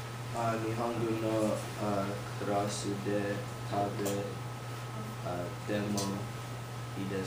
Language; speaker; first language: Japanese; non-native, learner; English